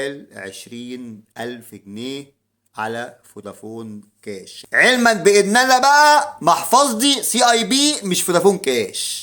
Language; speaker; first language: Arabic; native; Arabic